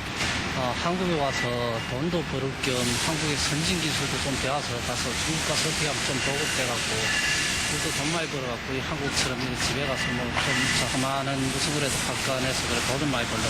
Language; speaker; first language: Korean; non-native, learner; Chinese